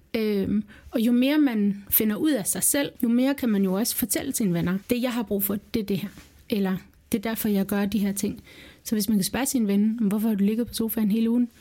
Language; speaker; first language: Danish; early bilingual, other home language; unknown